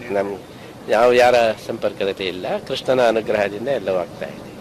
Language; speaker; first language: Kannada; native; Kannada